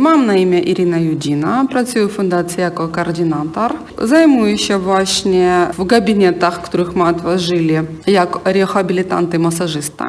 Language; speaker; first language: Polish; non-native, learner; Ukrainian